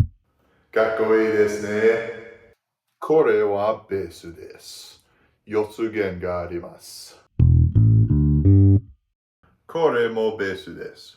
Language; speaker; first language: Japanese; non-native, learner; English